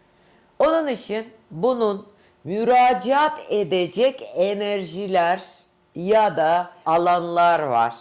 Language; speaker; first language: Turkish; non-native, fluent; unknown